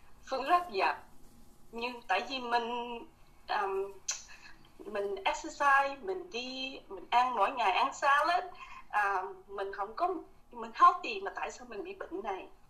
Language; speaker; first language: Vietnamese; early bilingual, heritage; Vietnamese